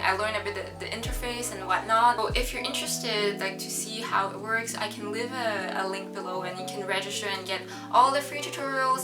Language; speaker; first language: English; non-native, local second language; French